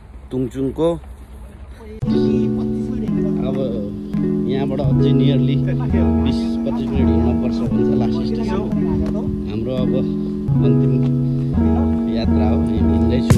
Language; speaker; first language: Nepali; native; Nepali